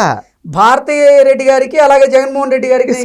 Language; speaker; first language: Telugu; native; Telugu